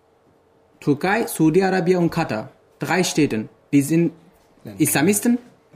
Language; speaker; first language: German; non-native, fluent; Kurdish